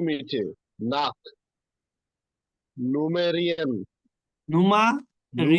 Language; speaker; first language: German; non-native, learner; Bangla